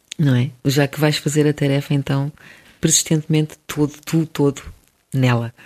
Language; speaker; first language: Portuguese; early bilingual, other home language; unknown